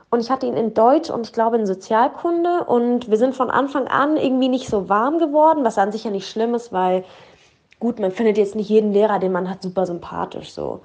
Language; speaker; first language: German; early bilingual, other home language; Arabic